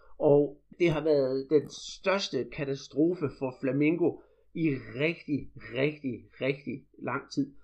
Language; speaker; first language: Danish; native; Danish